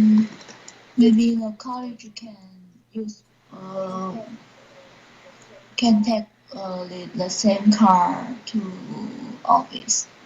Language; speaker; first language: English; non-native, learner; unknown